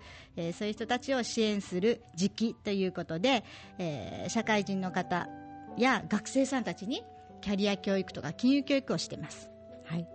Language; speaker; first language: Japanese; native; Japanese